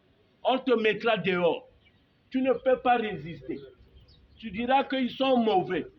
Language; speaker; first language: French; native; French